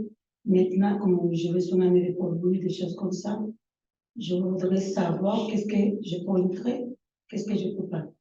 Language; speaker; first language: French; non-native, learner; Spanish